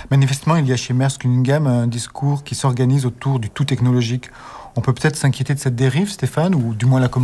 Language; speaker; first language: French; native; French